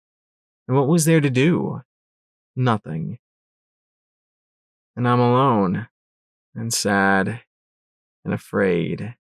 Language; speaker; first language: English; native; English